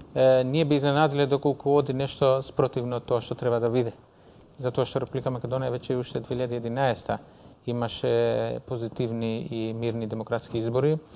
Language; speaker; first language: Macedonian; non-native, local second language; Albanian